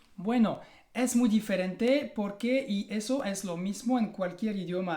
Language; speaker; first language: Spanish; non-native, fluent; French